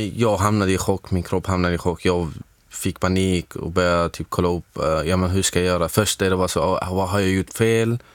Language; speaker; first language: Swedish; non-native, fluent; Arabic